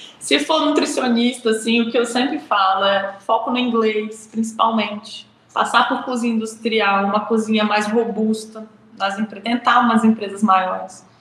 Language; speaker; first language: Portuguese; native; Portuguese